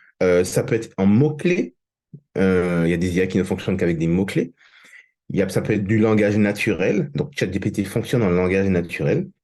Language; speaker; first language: French; native; French